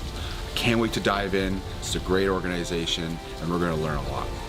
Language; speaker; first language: English; native; English